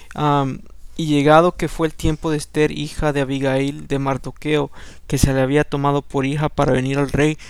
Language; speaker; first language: Spanish; early bilingual, heritage; Spanish